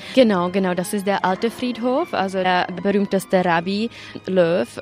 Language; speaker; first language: German; non-native, fluent; Czech